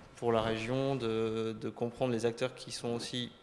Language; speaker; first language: French; native; French